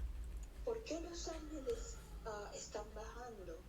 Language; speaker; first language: Spanish; early bilingual, heritage; Spanish